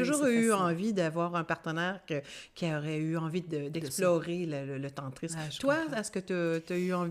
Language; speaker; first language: French; native; French